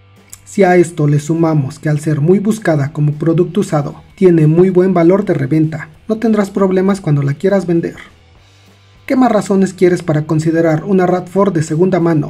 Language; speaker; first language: Spanish; native; Spanish